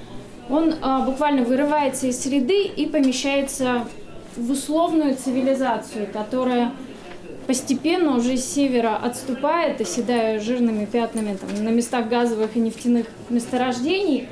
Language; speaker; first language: Russian; native; Russian